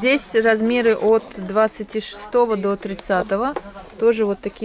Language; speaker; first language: Russian; native; Russian